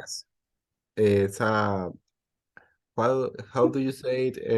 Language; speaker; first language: English; non-native, learner; Spanish